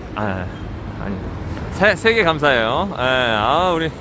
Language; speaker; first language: Korean; native; Korean